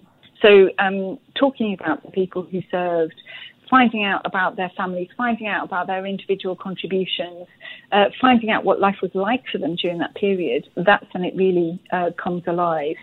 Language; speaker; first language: English; native; English